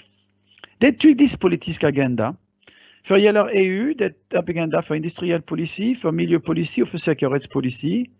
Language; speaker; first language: Swedish; non-native, fluent; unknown